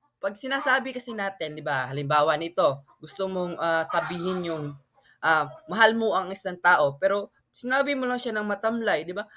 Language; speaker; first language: Filipino; non-native, local second language; Cebuano